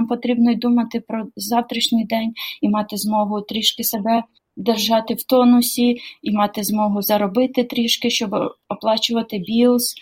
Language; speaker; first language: Ukrainian; native; Ukrainian